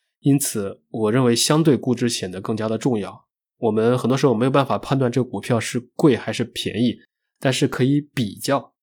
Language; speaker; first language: Chinese; native; Chinese